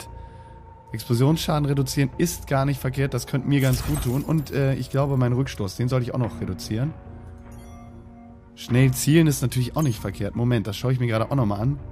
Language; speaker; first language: German; native; German